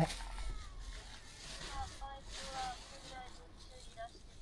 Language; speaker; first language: Japanese; native; Japanese